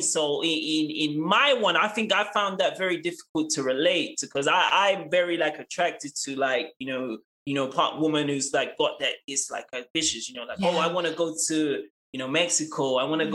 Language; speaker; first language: English; native; English